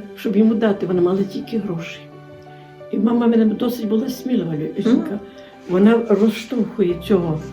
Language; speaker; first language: Ukrainian; native; Ukrainian